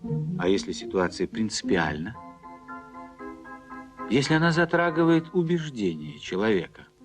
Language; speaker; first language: Russian; native; Russian